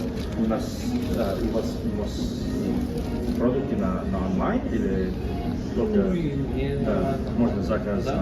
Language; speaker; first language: Russian; non-native, learner; English